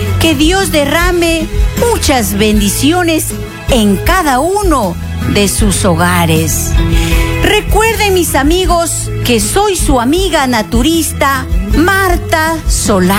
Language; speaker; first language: Spanish; native; Spanish